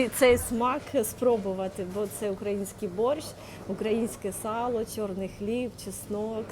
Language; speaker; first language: Ukrainian; native; Ukrainian